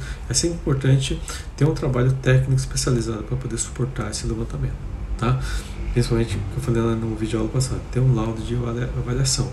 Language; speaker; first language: Portuguese; native; Portuguese